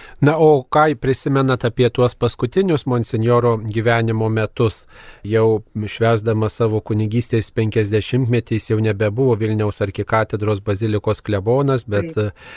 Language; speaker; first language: Lithuanian; native; Lithuanian